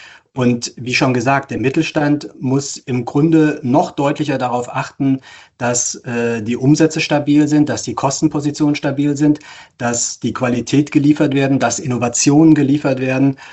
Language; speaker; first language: German; native; German